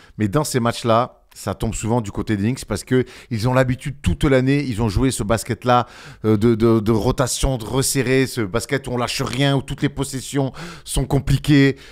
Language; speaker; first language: French; native; French